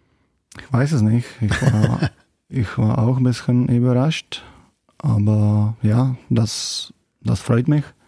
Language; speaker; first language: German; non-native, fluent; Czech